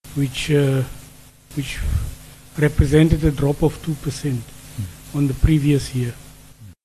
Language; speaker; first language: English; non-native, local second language; Afrikaans